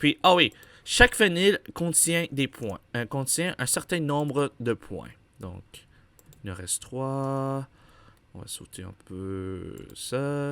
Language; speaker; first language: French; native; French